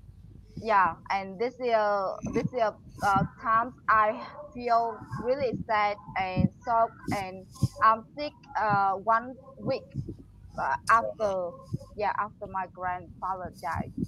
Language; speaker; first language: English; non-native, learner; Vietnamese